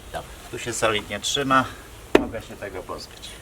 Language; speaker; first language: Polish; native; Polish